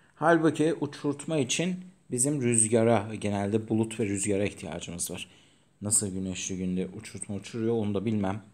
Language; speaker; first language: Turkish; non-native, fluent; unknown